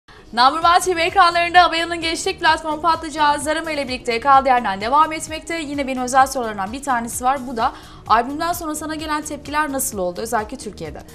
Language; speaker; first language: Turkish; native; Turkish